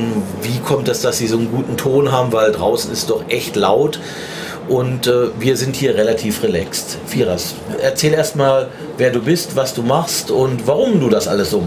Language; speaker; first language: German; native; German